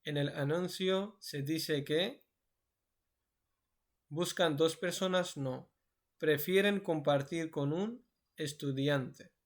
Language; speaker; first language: Spanish; non-native, learner; Urdu